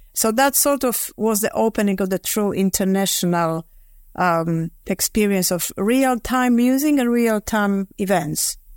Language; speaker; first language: English; non-native, fluent; Polish